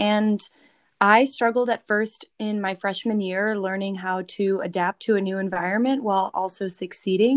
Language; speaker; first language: English; native; English